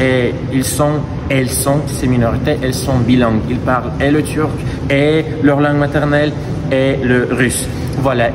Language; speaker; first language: French; non-native, fluent; Russian